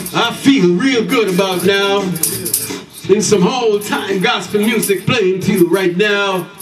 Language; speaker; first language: English; native; English